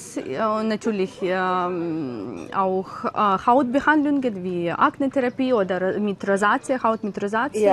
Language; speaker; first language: German; non-native, learner; Ukrainian